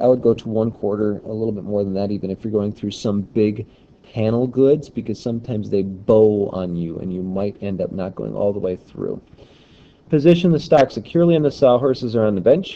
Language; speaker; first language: English; native; English